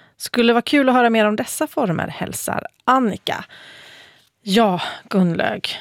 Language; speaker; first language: Swedish; native; Swedish